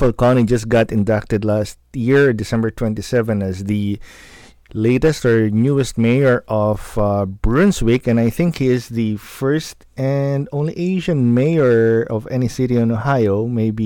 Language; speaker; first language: English; non-native, local second language; Filipino